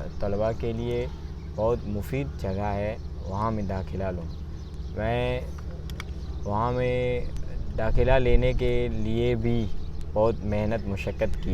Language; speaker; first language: Hindi; non-native, learner; Burmese